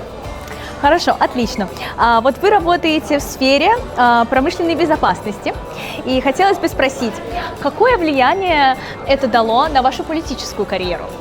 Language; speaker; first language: Russian; native; Russian